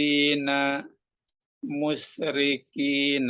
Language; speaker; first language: Arabic; non-native, learner; Indonesian